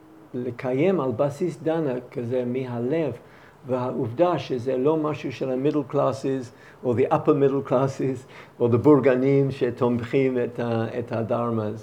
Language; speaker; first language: Hebrew; non-native, fluent; English